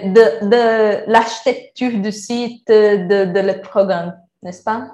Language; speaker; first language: French; non-native, learner; Portuguese